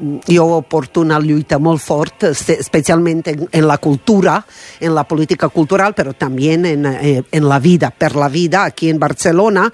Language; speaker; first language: Catalan; non-native, fluent; Croatian